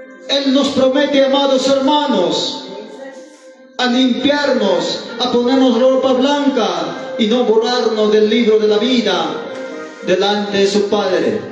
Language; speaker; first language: Spanish; non-native, local second language; Quechua